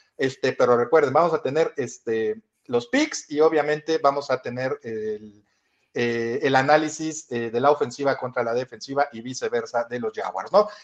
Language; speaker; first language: Spanish; native; Spanish